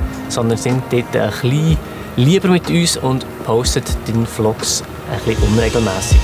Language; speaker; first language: German; native; German